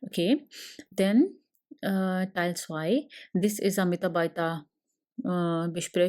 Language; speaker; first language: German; non-native, learner; Urdu